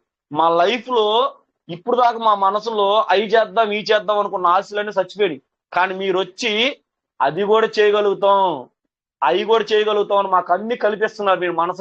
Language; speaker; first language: Telugu; native; Telugu